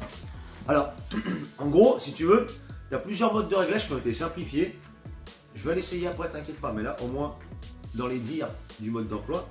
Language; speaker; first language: French; native; French